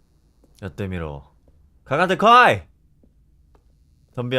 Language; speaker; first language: Japanese; non-native, fluent; Korean